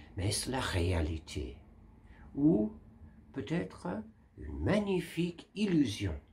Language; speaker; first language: French; non-native, fluent; English